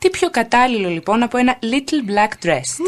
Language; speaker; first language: Greek; native; Greek